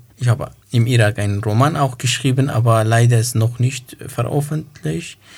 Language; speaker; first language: German; non-native, learner; Kurdish